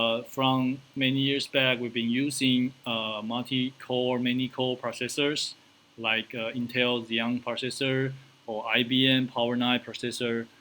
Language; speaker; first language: English; non-native, fluent; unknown